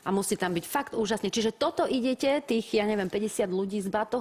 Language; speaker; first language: Slovak; native; Slovak